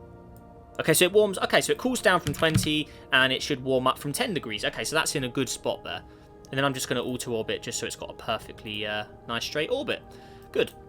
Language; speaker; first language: English; native; English